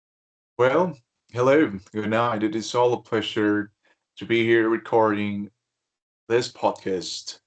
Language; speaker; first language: English; non-native, fluent; Spanish